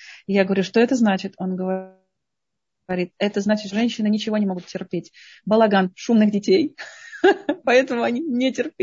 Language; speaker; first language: Russian; native; Russian